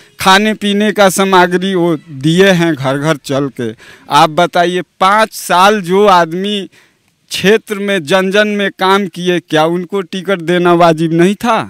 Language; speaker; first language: Hindi; native; Hindi